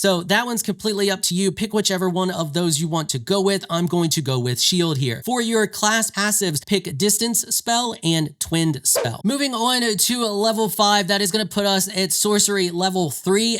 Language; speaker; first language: English; native; English